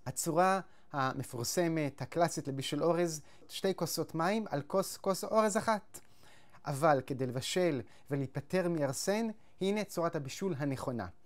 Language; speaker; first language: Hebrew; native; Hebrew